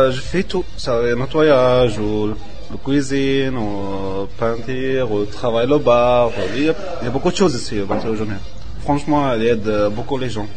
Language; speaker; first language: French; non-native, learner; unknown